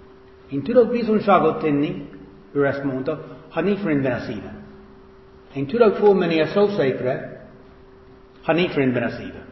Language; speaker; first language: Hungarian; non-native, fluent; English